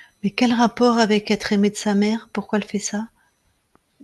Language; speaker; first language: French; native; French